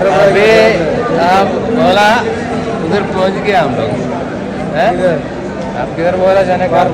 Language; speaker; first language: Hindi; non-native, local second language; Malayalam